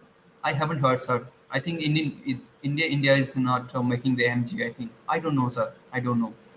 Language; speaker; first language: English; non-native, learner; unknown